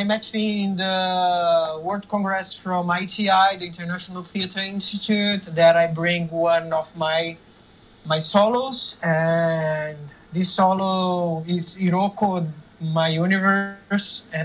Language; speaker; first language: English; non-native, learner; Portuguese